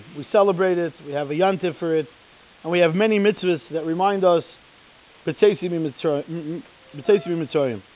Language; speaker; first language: English; native; English